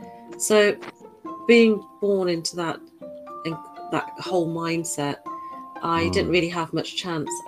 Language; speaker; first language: English; native; English